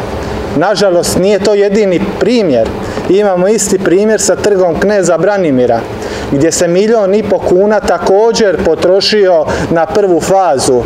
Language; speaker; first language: Serbian; native; Serbian